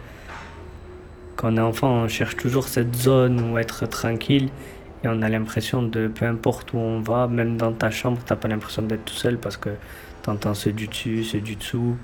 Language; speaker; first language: French; native; French